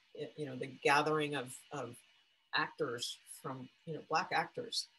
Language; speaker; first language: English; native; English